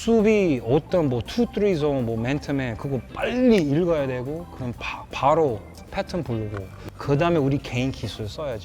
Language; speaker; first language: Korean; non-native, fluent; English